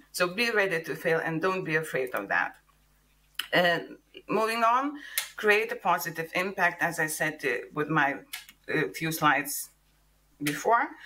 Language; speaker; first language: English; non-native, fluent; Lithuanian